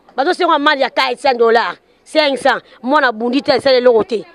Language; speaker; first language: Lingala; non-native, local second language; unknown